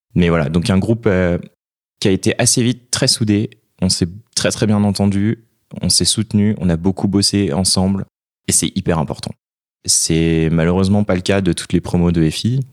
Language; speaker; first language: French; native; French